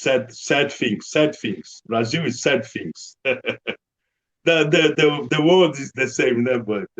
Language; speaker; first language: English; non-native, learner; Portuguese